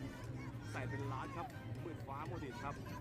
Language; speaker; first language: Thai; native; Thai